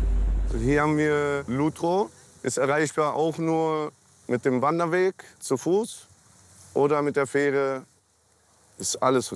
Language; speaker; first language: German; non-native, learner; Greek